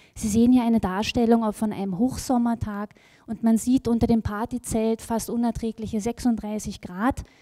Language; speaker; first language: German; native; German